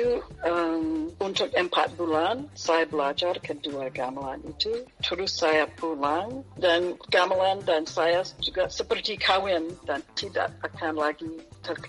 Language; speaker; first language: Indonesian; non-native, fluent; English